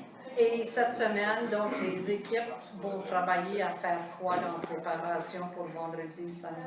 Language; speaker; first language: French; native; French